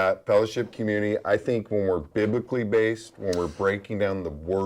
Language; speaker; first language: English; native; English